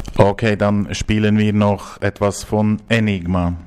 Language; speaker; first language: German; native; German